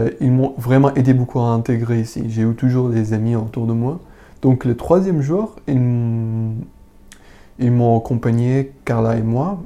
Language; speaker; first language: French; non-native, learner; Arabic